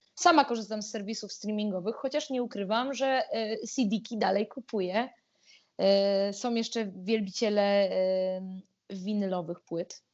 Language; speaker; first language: Polish; native; Polish